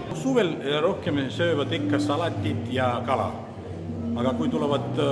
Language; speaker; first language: Estonian; non-native, local second language; Russian